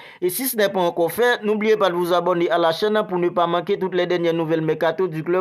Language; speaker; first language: French; native; French